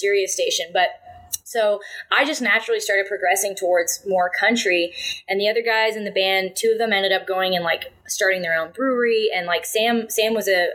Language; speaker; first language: English; native; English